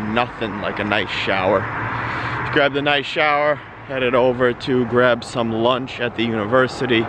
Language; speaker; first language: English; native; English